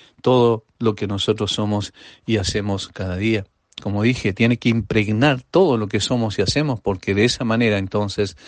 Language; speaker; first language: Spanish; native; Spanish